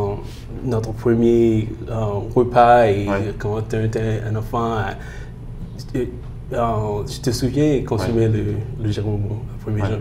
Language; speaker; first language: French; early bilingual, heritage; French